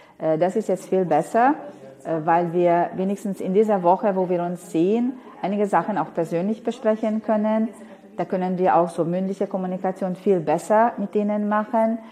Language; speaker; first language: German; non-native, fluent; Hungarian